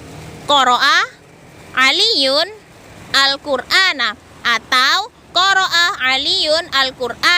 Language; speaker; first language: Arabic; non-native, fluent; Indonesian